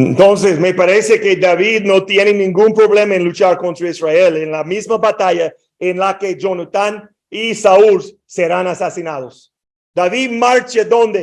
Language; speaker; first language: Spanish; non-native, fluent; English